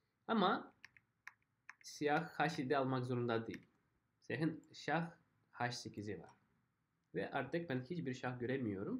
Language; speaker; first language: Turkish; non-native, fluent; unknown